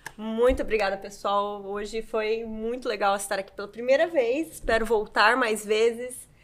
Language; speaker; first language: Portuguese; native; Portuguese